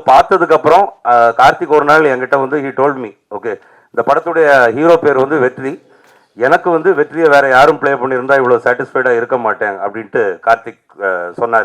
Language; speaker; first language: Tamil; native; Tamil